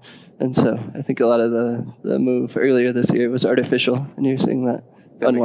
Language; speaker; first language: English; native; English